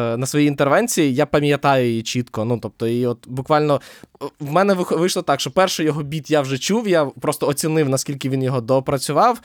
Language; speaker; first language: Ukrainian; native; Ukrainian